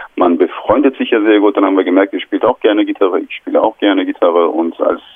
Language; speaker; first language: German; non-native, fluent; Turkish